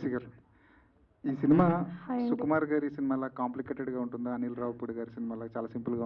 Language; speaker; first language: Telugu; native; Telugu